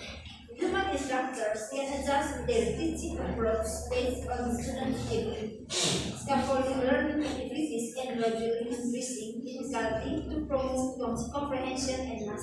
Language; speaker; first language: English; non-native, learner; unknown